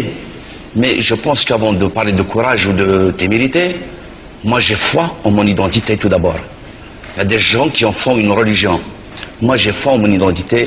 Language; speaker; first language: French; non-native, local second language; Kabyle